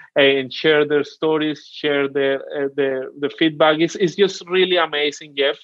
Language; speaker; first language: English; non-native, fluent; Spanish